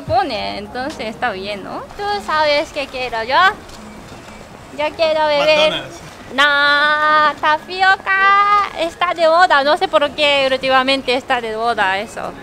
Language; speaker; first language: Spanish; non-native, learner; Japanese